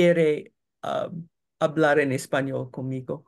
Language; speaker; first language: Spanish; non-native, learner; English